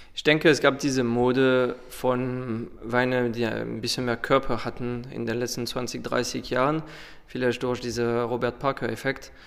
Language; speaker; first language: German; non-native, fluent; French